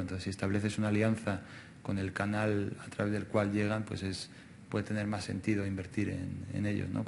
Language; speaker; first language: Spanish; native; Spanish